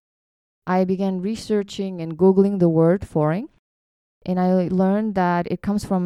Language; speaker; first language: English; non-native, fluent; Kyrgyz